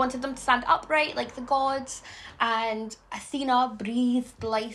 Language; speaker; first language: English; native; English